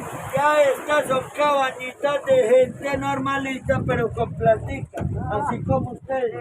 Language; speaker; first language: Spanish; native; Spanish